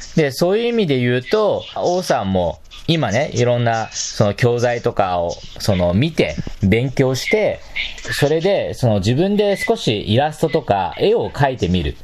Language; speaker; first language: Japanese; non-native, fluent; Chinese